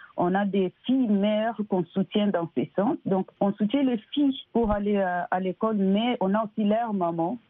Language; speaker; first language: French; non-native, local second language; Lingala